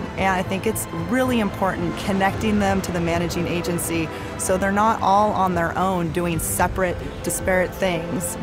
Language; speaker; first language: English; native; English